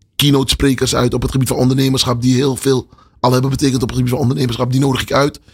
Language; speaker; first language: Dutch; native; Dutch